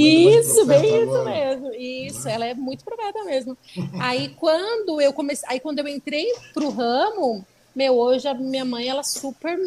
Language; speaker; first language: Portuguese; native; Portuguese